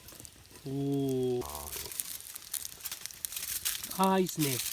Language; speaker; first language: Japanese; native; Japanese